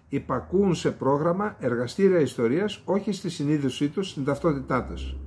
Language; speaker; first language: Greek; native; Greek